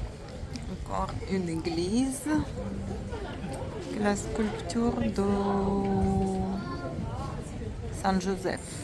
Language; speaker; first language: French; non-native, fluent; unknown